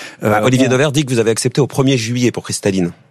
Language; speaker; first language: French; native; French